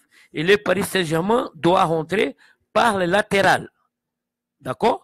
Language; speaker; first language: French; non-native, fluent; Portuguese